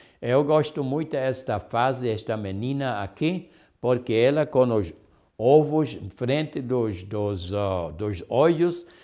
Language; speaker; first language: Portuguese; non-native, fluent; Spanish